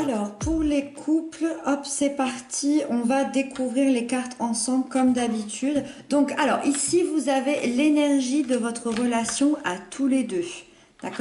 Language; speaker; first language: French; native; French